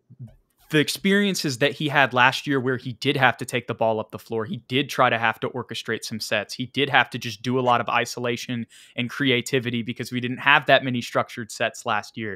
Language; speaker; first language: English; native; English